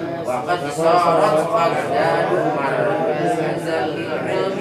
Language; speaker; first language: Arabic; non-native, learner; Indonesian